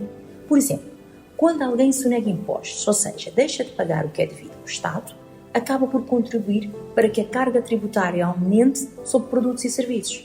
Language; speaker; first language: Portuguese; non-native, local second language; Kabuverdianu